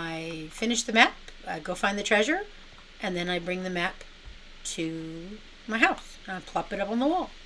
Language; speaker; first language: English; native; English